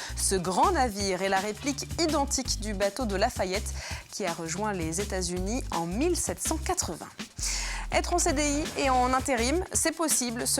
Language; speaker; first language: French; native; French